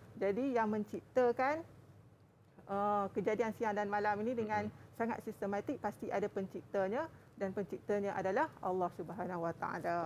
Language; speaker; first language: Malay; native; Malay